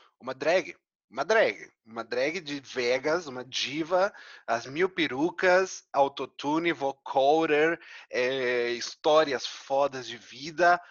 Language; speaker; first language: Portuguese; non-native, fluent; Spanish